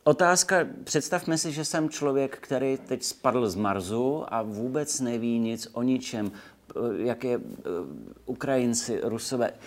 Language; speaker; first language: Czech; native; Czech